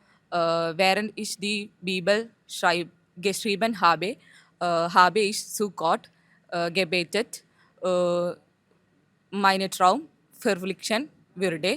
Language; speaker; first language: German; non-native, learner; Malayalam